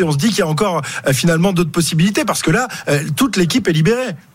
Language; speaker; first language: French; native; French